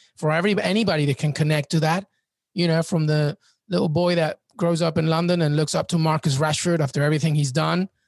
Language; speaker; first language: English; native; English